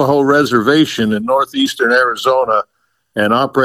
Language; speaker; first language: English; native; English